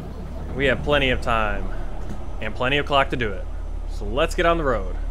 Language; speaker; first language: English; native; English